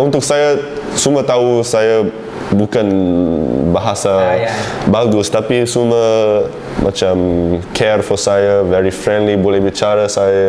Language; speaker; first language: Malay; non-native, learner; English